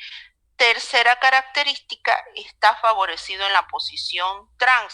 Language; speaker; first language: Spanish; native; Spanish